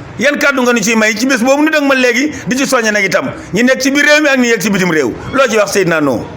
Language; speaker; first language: Wolof; native; Wolof